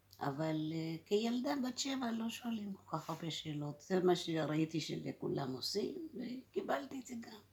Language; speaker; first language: Hebrew; early bilingual, other home language; Malayalam